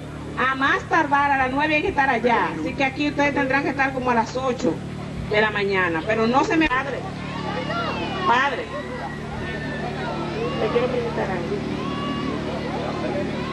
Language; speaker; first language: Spanish; native; Spanish